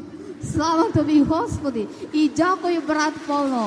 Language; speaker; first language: Ukrainian; non-native, learner; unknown